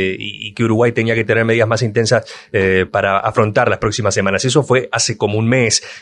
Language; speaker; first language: Spanish; native; Spanish